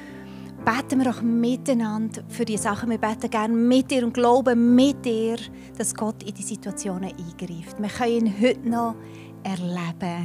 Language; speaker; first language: German; native; German